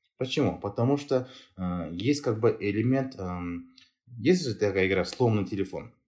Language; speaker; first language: Russian; non-native, local second language; Kazakh